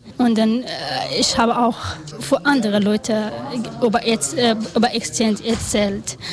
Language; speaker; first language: German; non-native, learner; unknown